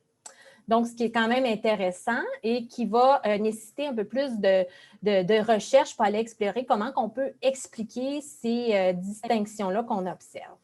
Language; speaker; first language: French; native; French